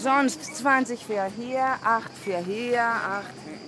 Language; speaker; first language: German; non-native, fluent; Greek